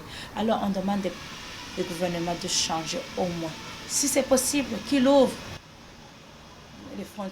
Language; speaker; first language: French; non-native, local second language; Rundi